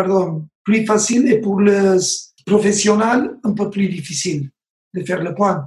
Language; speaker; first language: French; non-native, learner; Spanish